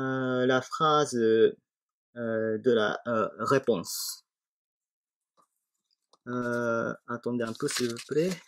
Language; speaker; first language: French; non-native, fluent; Japanese